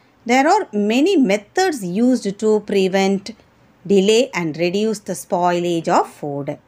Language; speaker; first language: English; non-native, local second language; Tamil